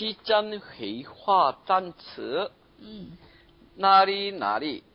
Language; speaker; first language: Chinese; non-native, learner; Korean